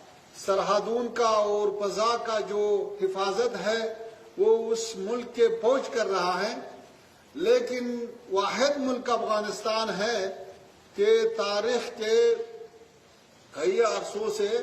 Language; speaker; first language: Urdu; non-native, fluent; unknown